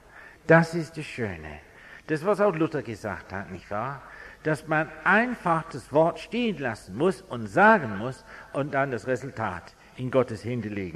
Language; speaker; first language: German; non-native, fluent; English